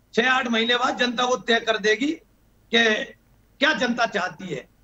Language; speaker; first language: Hindi; native; Hindi